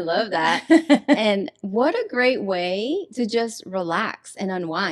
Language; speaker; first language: English; native; English